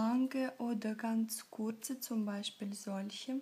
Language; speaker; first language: German; non-native, fluent; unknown